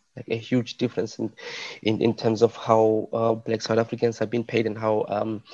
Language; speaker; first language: English; non-native, local second language; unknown